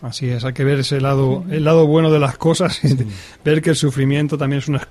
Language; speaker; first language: Spanish; native; Spanish